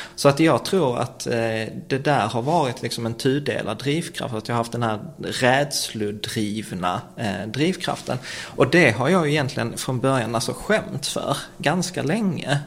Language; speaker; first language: Swedish; early bilingual, other home language; Czech